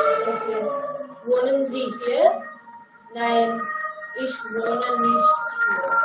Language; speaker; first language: German; non-native, learner; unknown